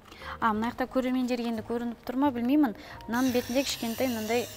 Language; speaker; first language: Kazakh; native; Kazakh